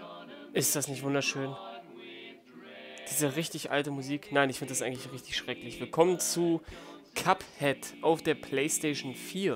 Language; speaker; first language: German; native; German